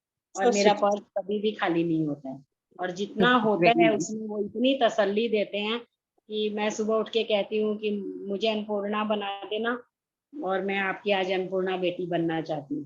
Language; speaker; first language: Hindi; native; Hindi